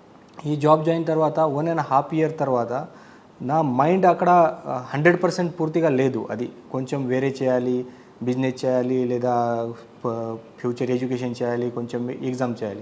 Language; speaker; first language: Telugu; non-native, learner; Marathi